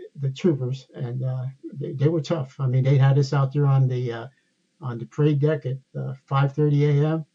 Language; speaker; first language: English; native; English